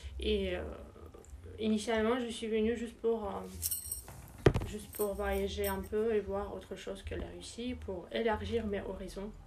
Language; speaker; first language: French; non-native, fluent; Russian